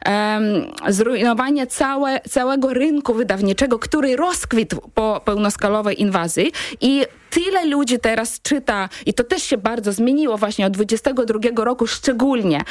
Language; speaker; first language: Polish; non-native, fluent; Ukrainian